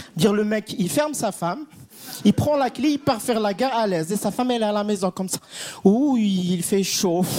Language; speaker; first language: French; non-native, local second language; Kabyle